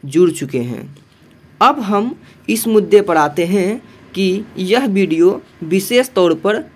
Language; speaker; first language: Hindi; native; Hindi